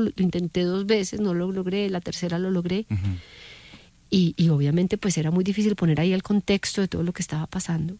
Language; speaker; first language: Spanish; native; Spanish